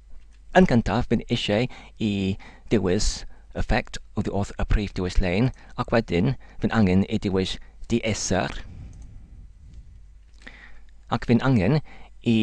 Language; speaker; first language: Welsh; non-native, learner; English